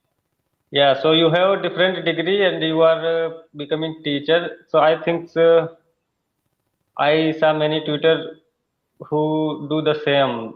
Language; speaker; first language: English; non-native, learner; Hindi